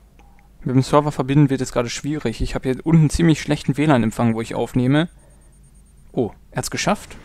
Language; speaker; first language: German; native; German